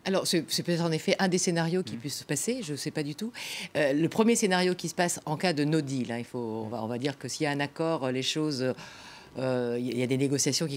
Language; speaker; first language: French; native; French